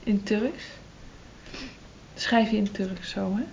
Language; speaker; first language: Dutch; native; Dutch